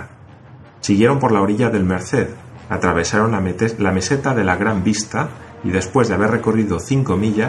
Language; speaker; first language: Spanish; native; Spanish